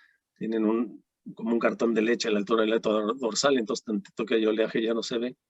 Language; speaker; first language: Spanish; native; Spanish